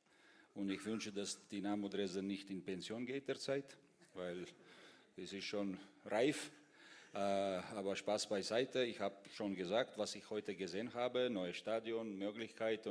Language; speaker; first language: German; non-native, fluent; Russian